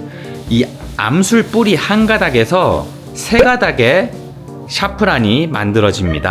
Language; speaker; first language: Korean; native; Korean